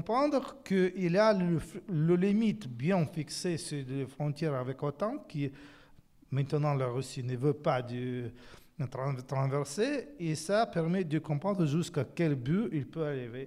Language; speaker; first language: French; non-native, fluent; Ukrainian